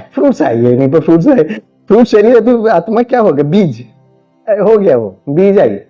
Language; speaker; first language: Hindi; non-native, local second language; Malayalam